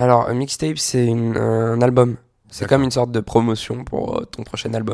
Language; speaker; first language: French; native; French